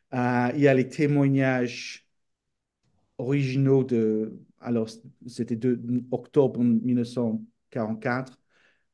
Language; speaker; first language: French; non-native, fluent; English